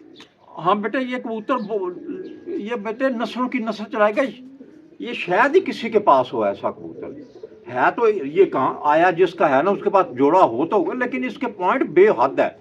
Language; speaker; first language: Hindi; non-native, local second language; Punjabi